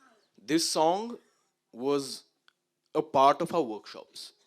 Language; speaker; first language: Hindi; native; Hindi